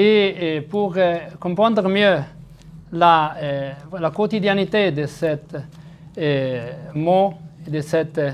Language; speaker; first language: French; non-native, fluent; Arabic